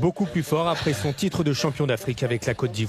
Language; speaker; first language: French; native; French